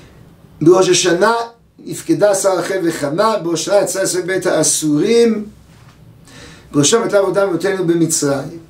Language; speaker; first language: Hebrew; native; Hebrew